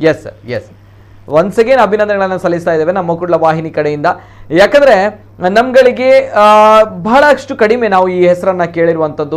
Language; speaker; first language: Kannada; native; Kannada